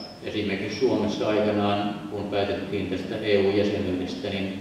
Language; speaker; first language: Finnish; native; Finnish